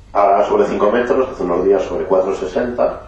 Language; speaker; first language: Spanish; native; Spanish